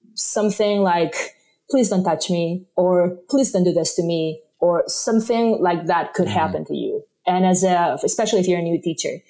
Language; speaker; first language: English; non-native, fluent; Spanish